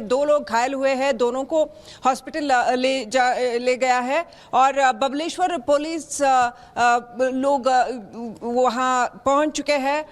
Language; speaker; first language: Hindi; non-native, local second language; Kannada